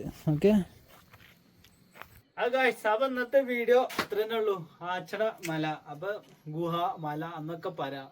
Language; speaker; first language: Malayalam; native; Malayalam